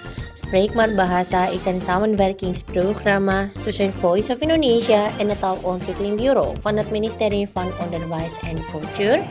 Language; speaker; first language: Dutch; non-native, learner; Indonesian